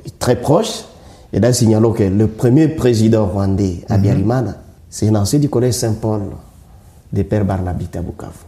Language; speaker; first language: French; non-native, local second language; Swahili